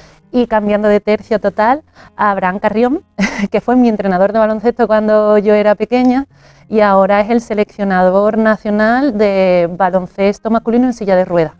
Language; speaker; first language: Spanish; native; Spanish